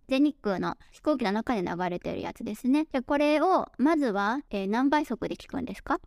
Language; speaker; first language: Japanese; native; Japanese